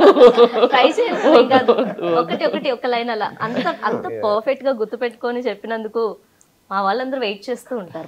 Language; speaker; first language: Telugu; native; Telugu